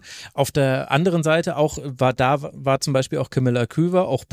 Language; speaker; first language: German; native; German